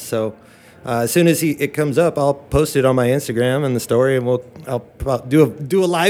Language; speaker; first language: English; native; English